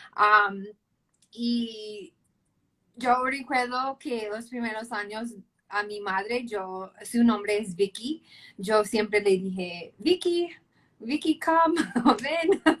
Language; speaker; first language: Spanish; non-native, fluent; English